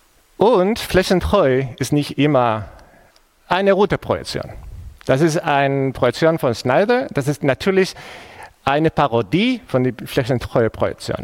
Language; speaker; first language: German; non-native, fluent; Spanish